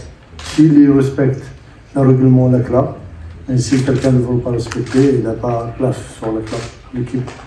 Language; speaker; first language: French; non-native, learner; Arabic